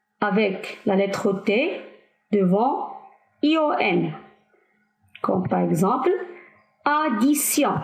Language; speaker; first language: French; non-native, local second language; Arabic